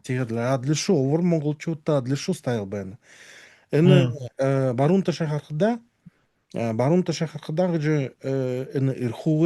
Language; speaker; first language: Mongolian; non-native, learner; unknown